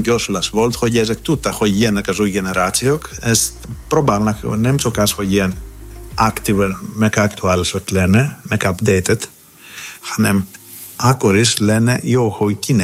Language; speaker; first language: Hungarian; non-native, learner; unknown